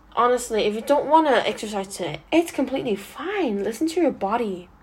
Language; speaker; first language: English; non-native, local second language; Cantonese